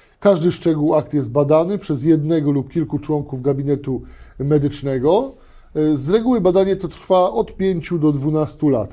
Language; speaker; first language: Polish; native; Polish